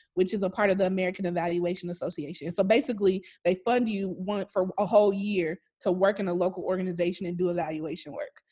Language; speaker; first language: English; native; English